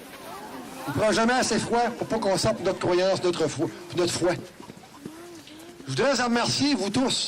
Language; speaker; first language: French; native; French